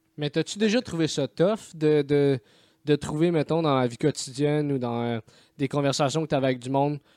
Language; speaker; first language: French; native; French